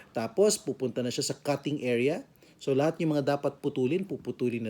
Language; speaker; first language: Filipino; native; Filipino